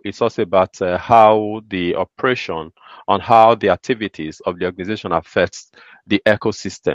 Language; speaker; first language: English; non-native, local second language; Igbo